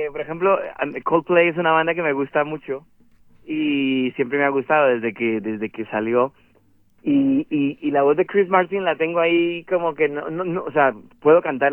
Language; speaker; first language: Spanish; native; Spanish